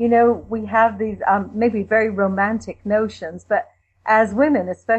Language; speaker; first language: English; native; English